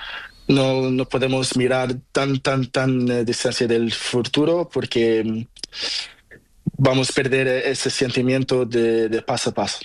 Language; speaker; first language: Spanish; non-native, learner; Portuguese